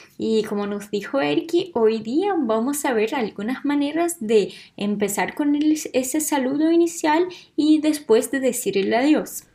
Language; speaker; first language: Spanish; non-native, fluent; Portuguese